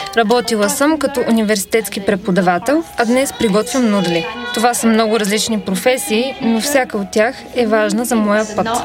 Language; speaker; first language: Bulgarian; non-native, fluent; Chinese